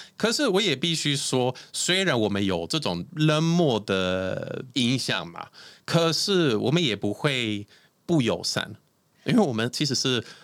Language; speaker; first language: Chinese; non-native, fluent; Swedish